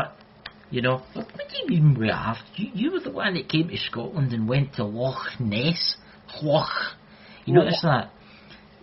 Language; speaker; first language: English; native; English